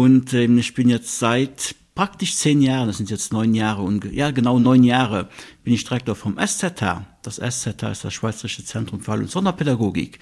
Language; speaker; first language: German; non-native, local second language; Luxembourgish